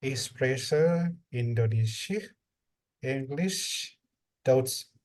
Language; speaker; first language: German; non-native, learner; Indonesian